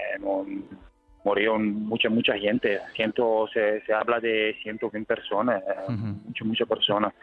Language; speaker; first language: Spanish; non-native, learner; Italian